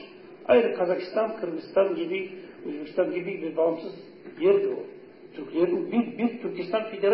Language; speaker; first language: Turkish; non-native, fluent; Kazakh